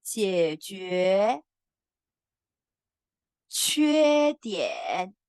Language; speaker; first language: Chinese; non-native, fluent; Indonesian